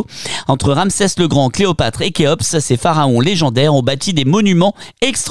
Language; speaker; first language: French; native; French